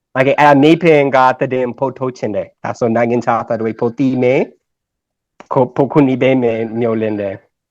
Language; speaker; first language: Burmese; non-native, learner; English